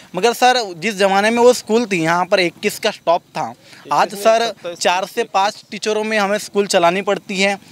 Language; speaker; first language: Hindi; non-native, local second language; Marathi